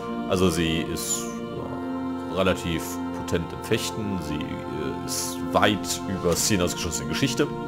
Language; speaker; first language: German; native; German